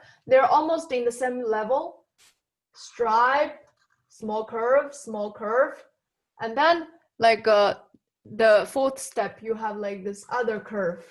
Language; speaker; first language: English; non-native, fluent; Tibetan